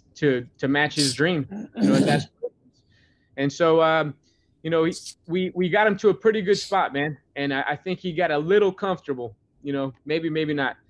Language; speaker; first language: English; native; English